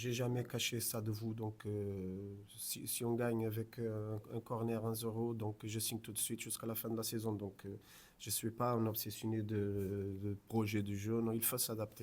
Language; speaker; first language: French; non-native, fluent; Portuguese